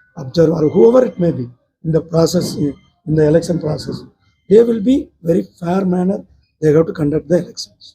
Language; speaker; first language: English; non-native, local second language; Tamil